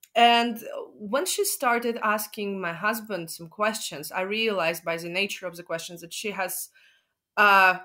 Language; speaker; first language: English; non-native, fluent; Russian